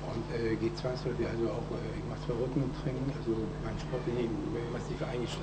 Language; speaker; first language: German; native; German